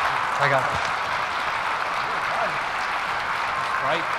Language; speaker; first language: English; native; English